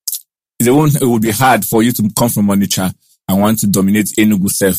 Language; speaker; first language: English; non-native, local second language; Igbo